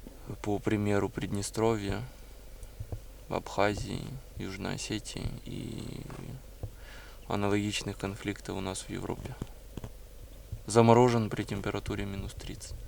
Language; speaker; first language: Russian; native; Russian